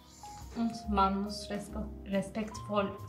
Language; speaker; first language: German; non-native, learner; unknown